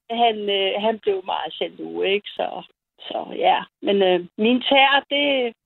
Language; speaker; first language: Danish; early bilingual, other home language; German